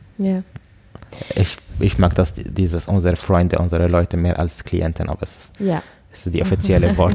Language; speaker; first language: German; non-native, learner; Arabic